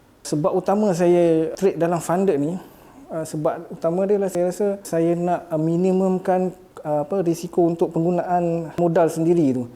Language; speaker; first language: Malay; native; Malay